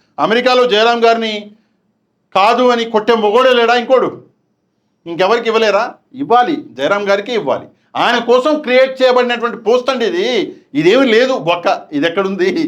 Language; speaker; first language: Telugu; non-native, local second language; Urdu